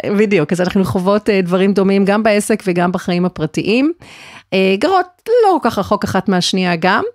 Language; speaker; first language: Hebrew; native; Hebrew